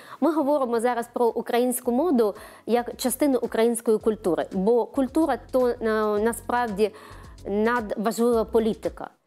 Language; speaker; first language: Ukrainian; native; Ukrainian